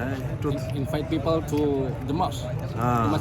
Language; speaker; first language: English; non-native, learner; Indonesian